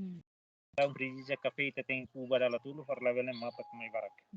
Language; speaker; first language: Portuguese; non-native, learner; Tetum